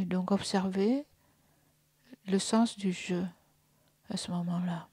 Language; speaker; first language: French; native; French